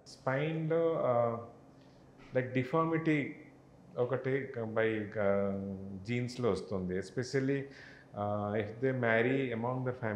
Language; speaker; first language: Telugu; non-native, learner; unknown